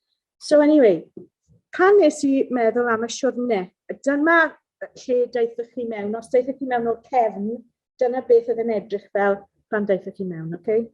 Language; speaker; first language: Welsh; non-native, local second language; English